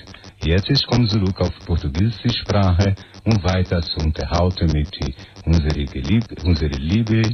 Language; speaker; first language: German; non-native, learner; Portuguese